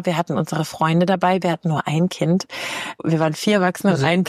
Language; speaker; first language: German; native; German